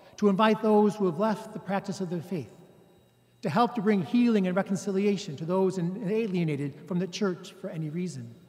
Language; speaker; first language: English; native; English